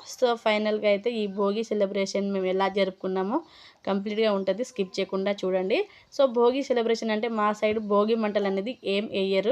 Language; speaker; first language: Telugu; non-native, local second language; Lambadi